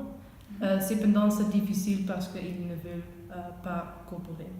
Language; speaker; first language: French; non-native, learner; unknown